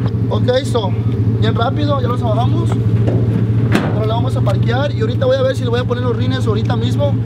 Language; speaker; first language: Spanish; early bilingual, heritage; Spanish